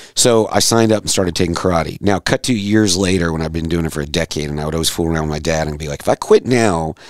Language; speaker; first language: English; native; English